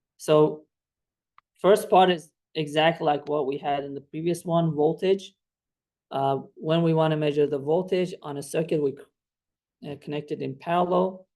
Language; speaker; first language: English; non-native, fluent; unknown